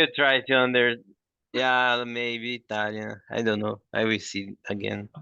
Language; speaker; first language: English; non-native, fluent; Portuguese